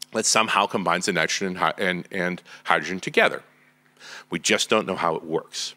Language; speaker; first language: English; native; English